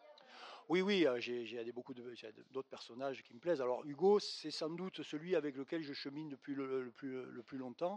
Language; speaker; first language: French; native; French